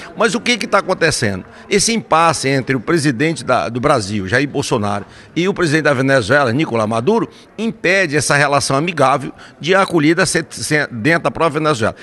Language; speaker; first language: Portuguese; native; Portuguese